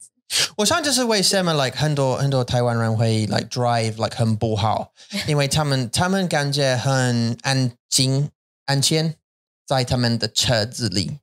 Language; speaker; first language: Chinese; non-native, learner; English